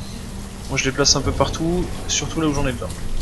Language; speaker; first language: French; native; French